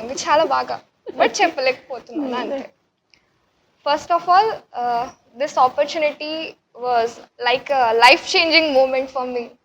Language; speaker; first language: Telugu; non-native, learner; Odia